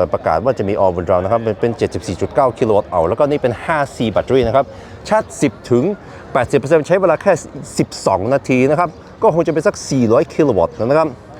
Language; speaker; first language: Thai; non-native, fluent; Norwegian